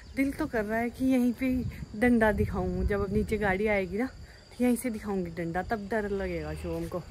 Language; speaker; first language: Hindi; native; Hindi